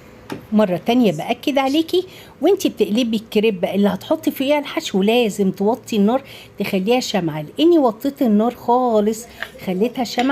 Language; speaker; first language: Arabic; native; Arabic